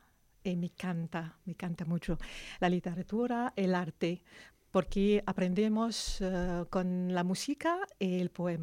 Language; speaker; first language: Spanish; non-native, learner; Arabic